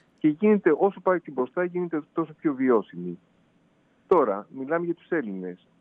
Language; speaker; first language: Greek; native; Greek